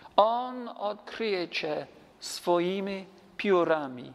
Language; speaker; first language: Polish; non-native, learner; English